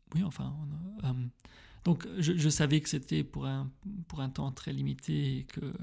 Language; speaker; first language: French; early bilingual, heritage; French